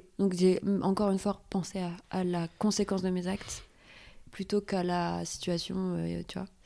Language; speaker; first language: French; native; French